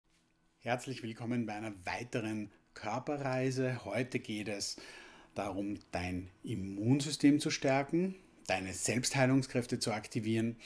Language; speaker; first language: German; native; German